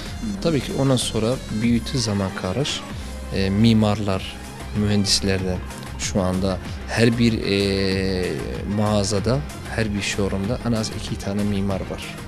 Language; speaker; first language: Turkish; non-native, learner; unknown